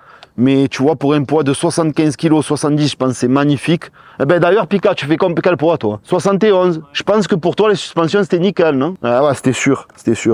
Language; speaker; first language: French; native; French